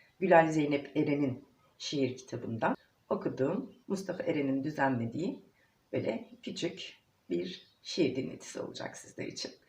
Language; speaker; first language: Turkish; native; Turkish